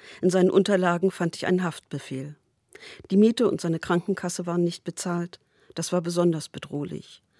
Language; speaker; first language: German; native; German